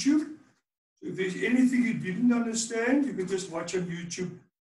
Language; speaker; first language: English; non-native, local second language; Afrikaans